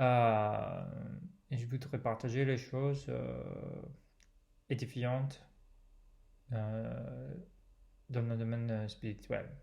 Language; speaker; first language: French; non-native, fluent; English